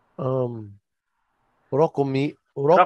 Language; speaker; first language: Arabic; non-native, learner; English